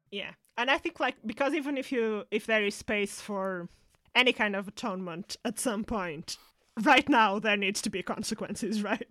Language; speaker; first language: English; non-native, fluent; Portuguese